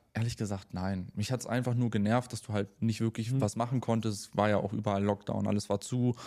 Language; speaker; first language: German; native; German